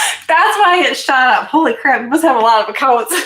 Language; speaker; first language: English; native; English